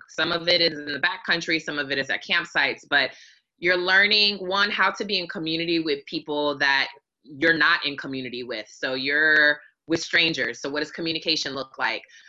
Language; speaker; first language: English; native; English